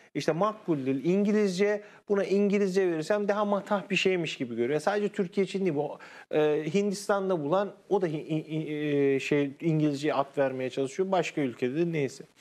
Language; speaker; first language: Turkish; native; Turkish